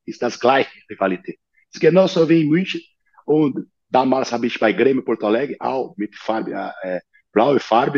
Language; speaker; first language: German; non-native, fluent; Portuguese